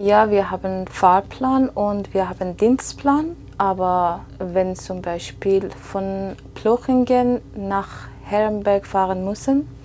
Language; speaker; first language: German; non-native, fluent; Persian